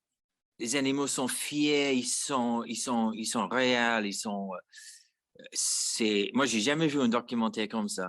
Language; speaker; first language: French; non-native, fluent; English